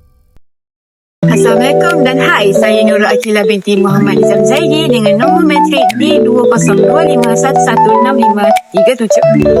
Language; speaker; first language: Malay; native; Malay